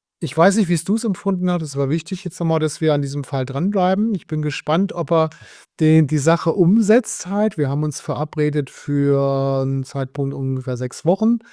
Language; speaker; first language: German; native; German